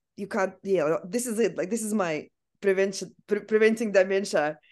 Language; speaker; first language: English; non-native, fluent; Russian